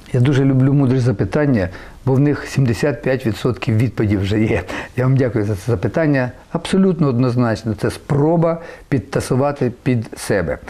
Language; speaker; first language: Ukrainian; native; Ukrainian